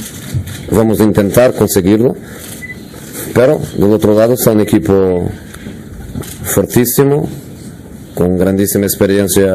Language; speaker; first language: Spanish; non-native, fluent; Portuguese